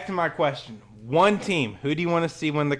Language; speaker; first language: English; native; English